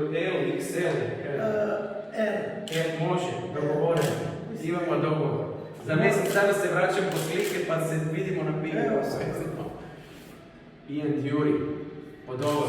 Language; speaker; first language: Croatian; native; Croatian